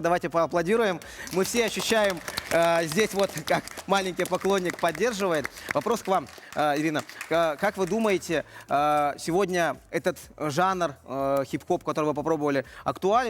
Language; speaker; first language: Russian; native; Russian